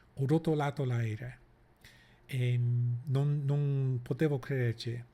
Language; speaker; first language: Italian; non-native, fluent; English